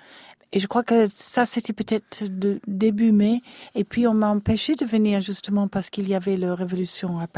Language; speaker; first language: French; non-native, learner; English